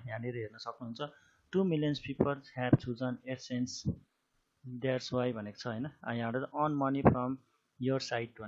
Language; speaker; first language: Nepali; native; Nepali